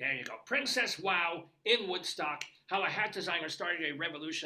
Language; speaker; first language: English; native; English